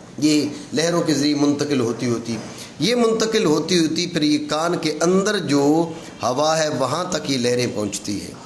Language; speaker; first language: Urdu; non-native, local second language; Punjabi